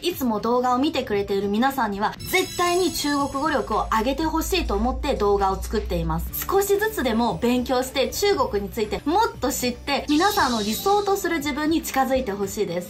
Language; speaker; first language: Japanese; non-native, fluent; Chinese